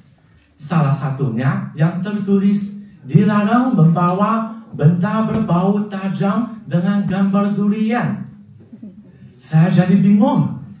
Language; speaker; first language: Indonesian; non-native, fluent; Chinese